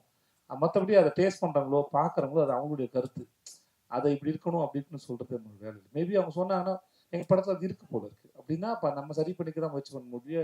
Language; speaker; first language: Tamil; native; Tamil